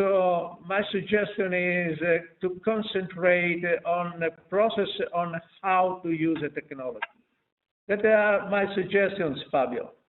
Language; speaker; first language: English; non-native, fluent; Italian